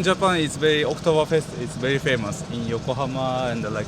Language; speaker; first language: English; non-native, learner; Japanese